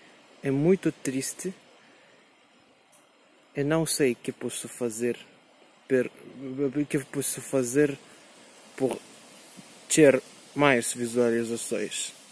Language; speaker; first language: Portuguese; non-native, learner; Spanish